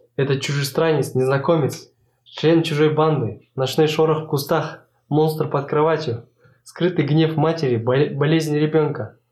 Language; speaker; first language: Russian; non-native, local second language; Kazakh